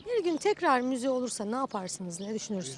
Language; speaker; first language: Turkish; native; Turkish